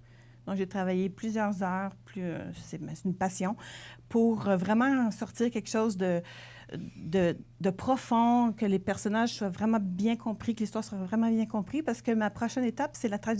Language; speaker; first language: French; native; French